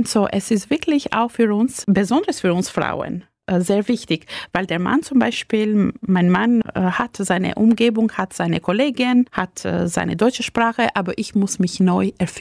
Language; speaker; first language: German; non-native, fluent; Albanian